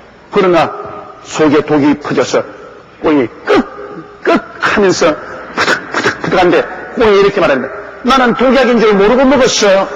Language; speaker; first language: Korean; native; Korean